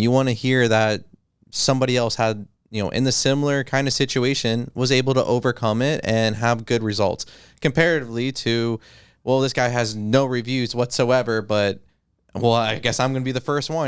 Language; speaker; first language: English; native; English